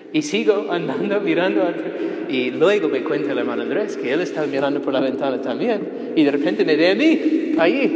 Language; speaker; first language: Spanish; non-native, fluent; English